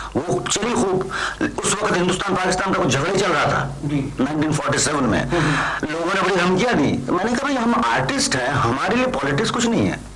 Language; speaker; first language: Hindi; non-native, local second language; Bangla